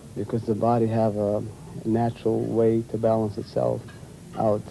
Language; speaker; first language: English; non-native, fluent; Arabic